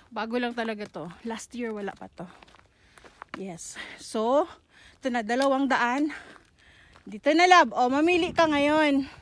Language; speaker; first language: Filipino; non-native, local second language; Cebuano